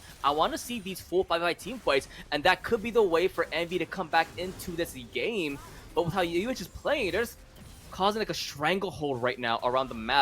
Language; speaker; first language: English; native; English